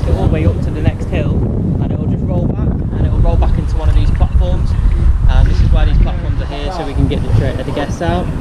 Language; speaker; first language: English; native; English